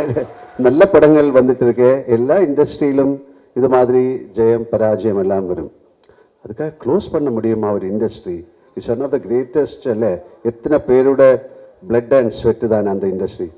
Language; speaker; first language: Tamil; non-native, learner; Malayalam